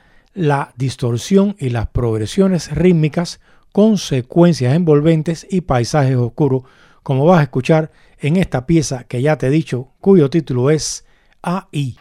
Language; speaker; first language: Spanish; native; Spanish